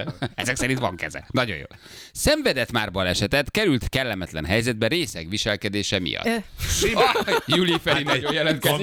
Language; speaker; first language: Hungarian; native; Hungarian